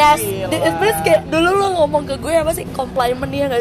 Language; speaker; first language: Indonesian; native; Indonesian